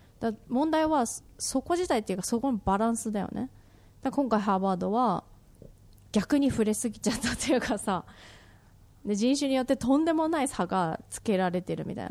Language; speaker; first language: Japanese; native; Japanese